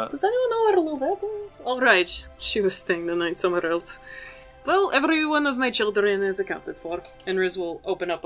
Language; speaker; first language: English; native; English